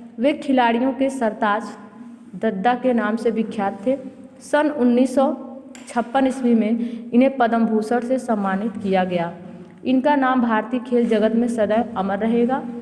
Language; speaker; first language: Hindi; native; Hindi